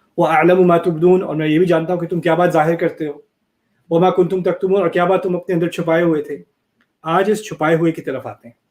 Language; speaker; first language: Urdu; early bilingual, heritage; Urdu